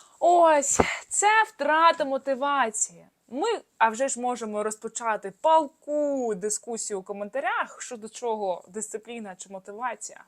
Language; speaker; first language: Ukrainian; non-native, local second language; Russian